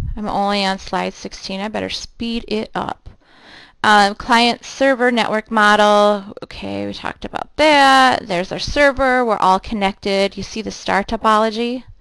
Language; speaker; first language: English; native; English